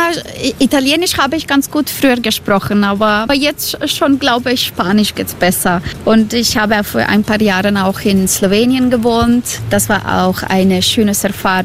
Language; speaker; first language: German; non-native, learner; Croatian